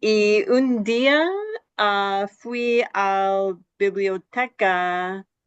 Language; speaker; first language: Spanish; non-native, learner; English